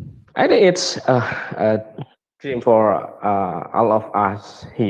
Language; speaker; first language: English; non-native, learner; Indonesian